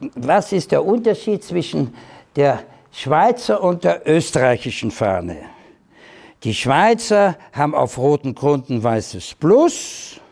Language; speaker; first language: German; native; German